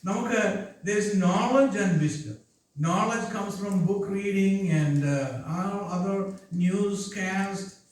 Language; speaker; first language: English; non-native, local second language; Malayalam